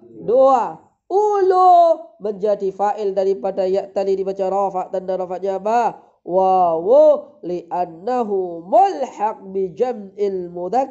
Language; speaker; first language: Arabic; non-native, fluent; Indonesian